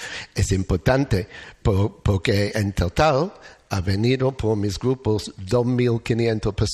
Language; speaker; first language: Spanish; non-native, learner; English